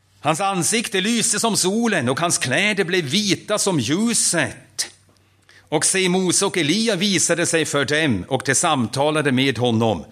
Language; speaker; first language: Swedish; non-native, fluent; German